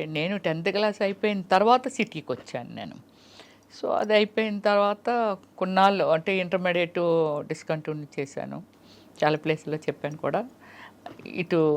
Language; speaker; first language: Telugu; native; Telugu